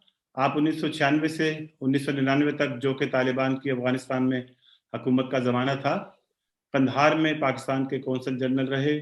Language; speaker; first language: Urdu; native; Urdu